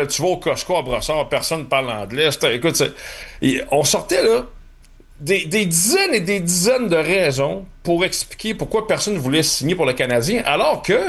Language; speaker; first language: French; native; French